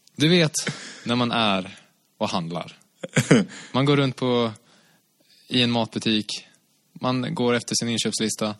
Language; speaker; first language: Swedish; native; Swedish